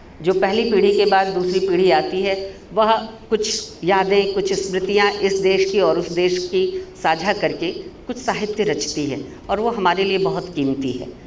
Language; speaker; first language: Hindi; native; Hindi